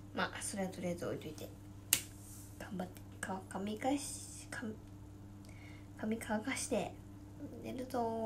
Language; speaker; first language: Japanese; native; Japanese